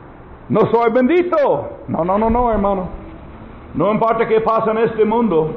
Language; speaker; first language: Spanish; non-native, learner; English